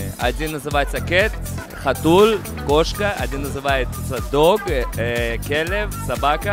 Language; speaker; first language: Russian; early bilingual, other home language; Hebrew